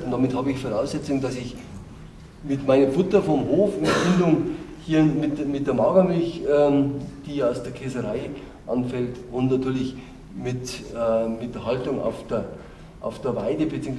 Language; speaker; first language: German; native; German